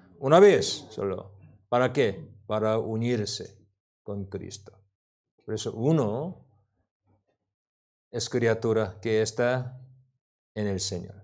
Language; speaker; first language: Spanish; non-native, learner; Korean